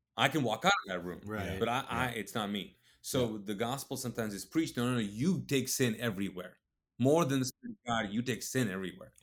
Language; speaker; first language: English; early bilingual, other home language; Urdu